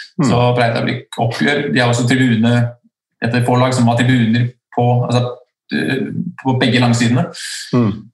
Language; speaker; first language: Norwegian; early bilingual, other home language; Icelandic